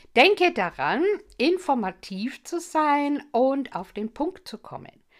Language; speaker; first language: German; non-native, fluent; English